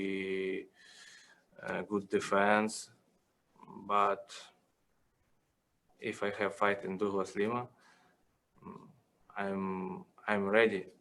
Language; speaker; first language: English; non-native, learner; Russian